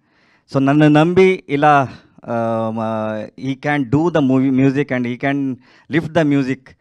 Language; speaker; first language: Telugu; non-native, learner; Kannada